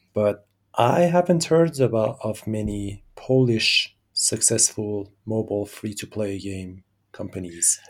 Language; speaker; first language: English; non-native, fluent; Persian